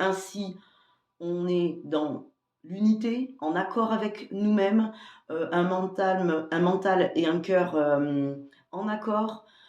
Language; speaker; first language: French; native; French